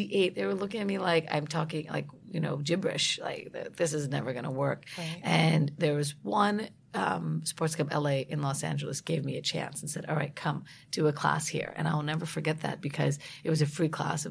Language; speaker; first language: English; native; English